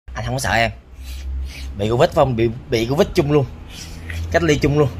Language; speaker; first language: Vietnamese; native; Vietnamese